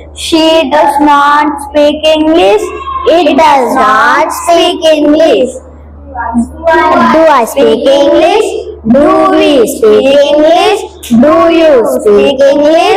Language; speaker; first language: English; non-native, learner; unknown